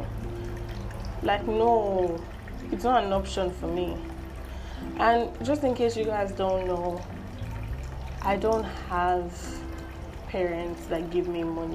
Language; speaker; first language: English; non-native, local second language; Yoruba